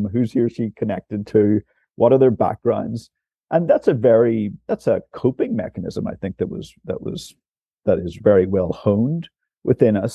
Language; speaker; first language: English; native; English